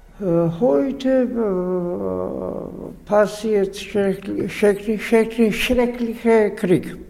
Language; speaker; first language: German; non-native, learner; Georgian